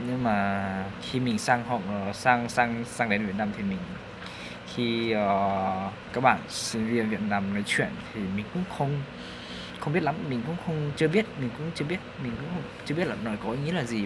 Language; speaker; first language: Vietnamese; non-native, fluent; Lao